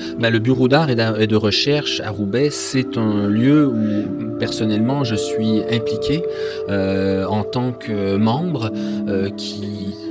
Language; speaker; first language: French; native; French